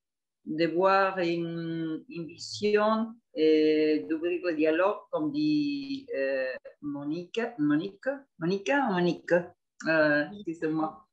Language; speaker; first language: French; non-native, fluent; Spanish